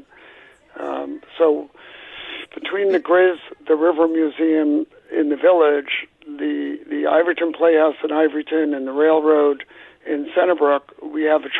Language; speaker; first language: English; native; English